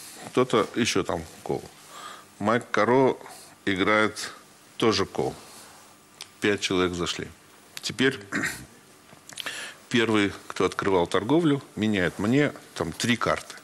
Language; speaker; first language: Russian; native; Russian